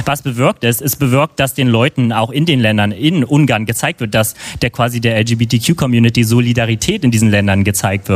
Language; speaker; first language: German; native; German